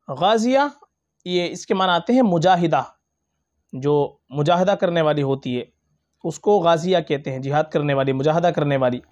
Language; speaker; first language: Urdu; native; Urdu